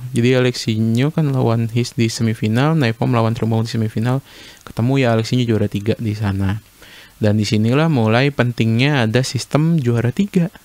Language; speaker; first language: Indonesian; native; Indonesian